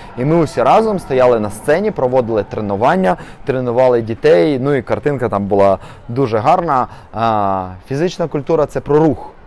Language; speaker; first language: Ukrainian; native; Ukrainian